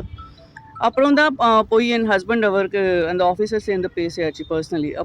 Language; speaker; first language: Tamil; non-native, learner; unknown